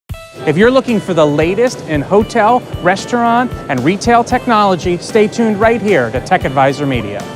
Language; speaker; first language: English; native; English